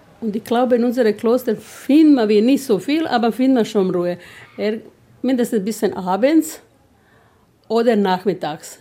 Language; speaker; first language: German; non-native, fluent; Croatian